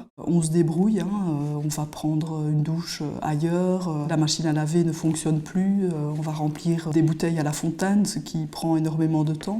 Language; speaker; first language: French; native; French